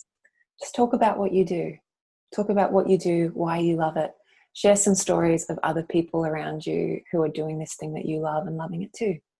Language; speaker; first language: English; native; English